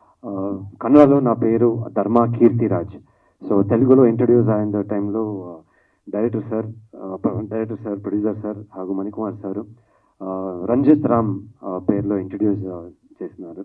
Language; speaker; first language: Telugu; non-native, learner; Kannada